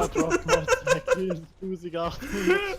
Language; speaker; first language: German; native; German